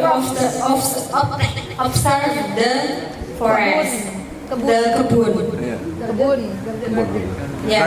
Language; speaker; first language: English; non-native, fluent; Indonesian